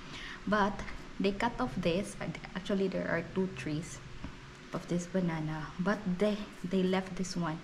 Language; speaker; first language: English; non-native, local second language; Cebuano